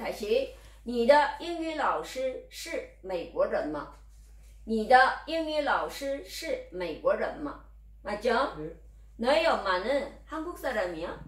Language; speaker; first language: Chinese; non-native, fluent; Korean